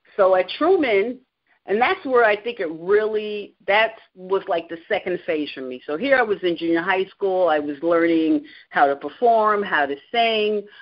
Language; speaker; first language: English; native; English